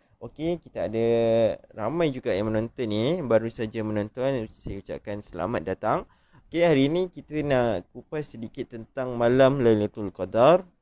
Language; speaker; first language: Malay; native; Malay